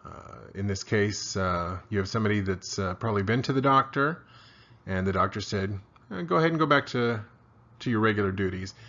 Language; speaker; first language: English; native; English